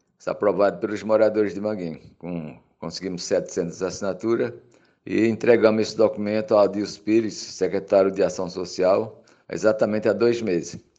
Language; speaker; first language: Portuguese; native; Portuguese